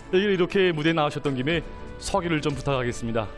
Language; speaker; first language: Korean; native; Korean